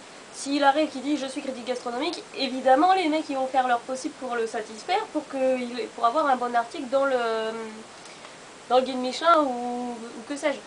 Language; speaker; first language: French; native; French